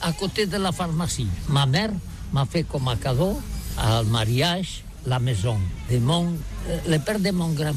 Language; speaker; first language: French; non-native, learner; Catalan